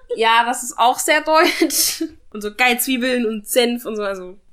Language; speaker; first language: German; native; German